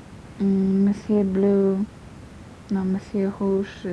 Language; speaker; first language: French; non-native, learner; Polish